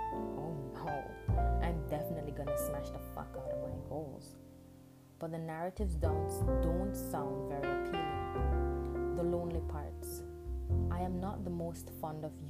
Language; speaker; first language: English; non-native, local second language; Jamaican Creole English